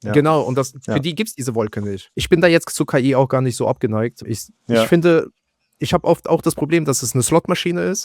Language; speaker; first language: German; native; German